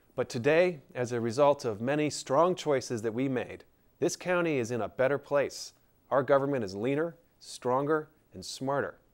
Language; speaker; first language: English; native; English